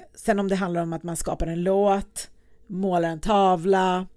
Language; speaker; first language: Swedish; early bilingual, other home language; Persian